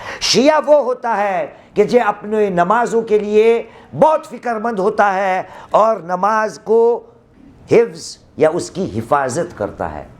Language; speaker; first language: Urdu; non-native, local second language; Gujarati